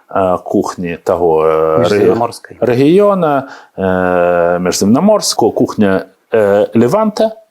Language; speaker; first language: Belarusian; non-native, learner; Russian